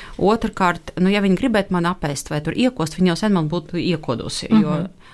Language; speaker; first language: Latvian; non-native, local second language; Russian